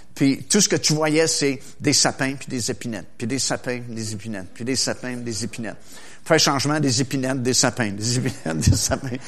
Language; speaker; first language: French; native; French